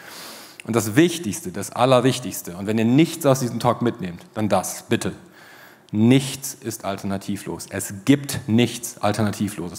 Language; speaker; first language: German; native; German